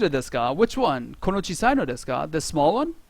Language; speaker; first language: Japanese; non-native, fluent; English